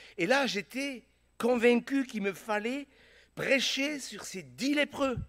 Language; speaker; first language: French; native; French